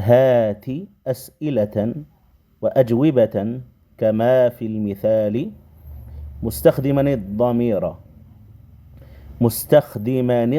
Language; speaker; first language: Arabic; non-native, fluent; Indonesian